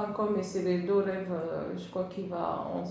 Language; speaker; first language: French; non-native, learner; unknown